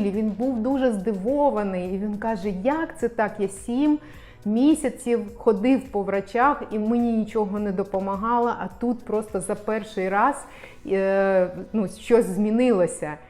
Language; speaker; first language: Ukrainian; non-native, local second language; Russian